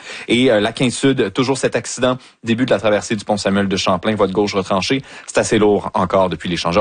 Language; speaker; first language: French; native; French